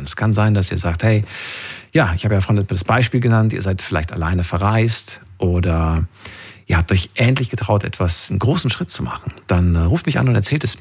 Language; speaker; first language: German; native; German